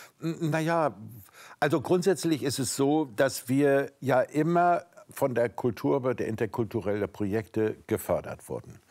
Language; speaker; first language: German; native; German